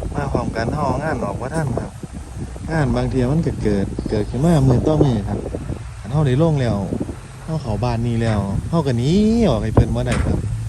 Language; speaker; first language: Thai; native; Thai